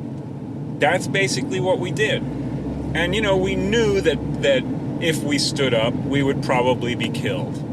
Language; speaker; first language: English; native; English